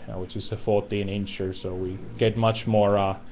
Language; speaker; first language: English; non-native, fluent; Finnish